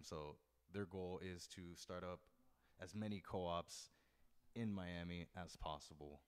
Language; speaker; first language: English; native; English